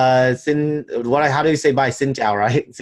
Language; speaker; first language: Vietnamese; non-native, learner; English